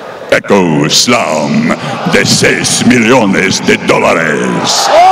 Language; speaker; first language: Spanish; non-native, learner; English